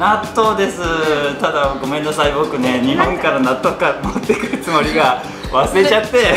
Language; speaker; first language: Japanese; native; Japanese